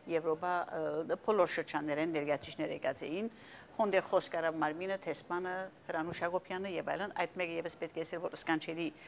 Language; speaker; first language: Armenian; native; Armenian